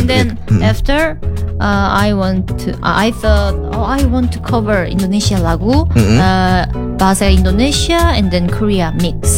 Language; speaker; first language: English; non-native, learner; Korean